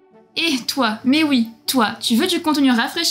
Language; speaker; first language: French; native; French